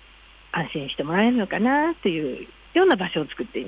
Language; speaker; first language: Japanese; native; Japanese